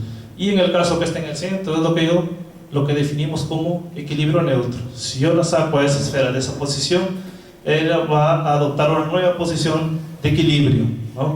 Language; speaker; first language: Spanish; non-native, fluent; Portuguese